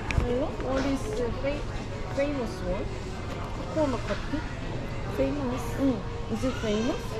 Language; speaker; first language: English; non-native, learner; Korean